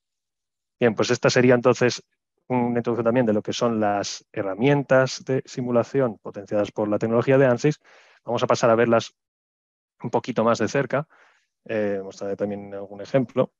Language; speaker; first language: Spanish; native; Spanish